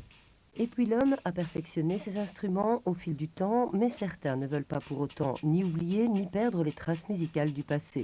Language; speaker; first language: French; native; French